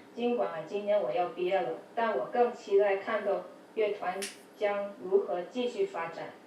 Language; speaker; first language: Chinese; early bilingual, other home language; English